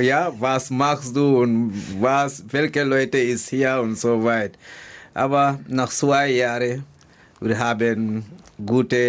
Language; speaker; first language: German; non-native, learner; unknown